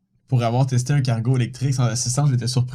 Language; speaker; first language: French; native; French